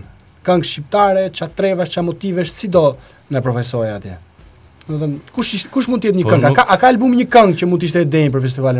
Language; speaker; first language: Albanian; native; Albanian